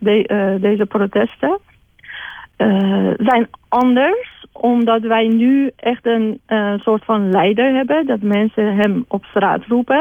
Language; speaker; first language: Dutch; non-native, fluent; Persian